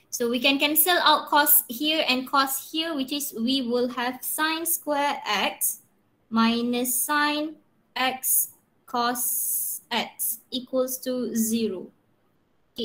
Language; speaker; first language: English; non-native, local second language; Malay